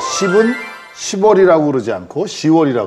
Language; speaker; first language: Korean; native; Korean